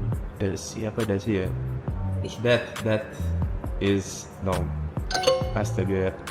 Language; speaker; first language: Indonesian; non-native, learner; French